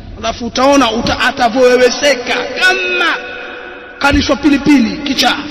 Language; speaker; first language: Swahili; native; Swahili